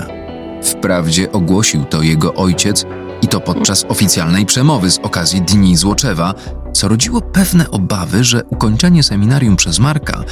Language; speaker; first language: Polish; native; Polish